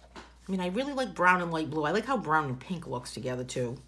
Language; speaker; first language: English; native; English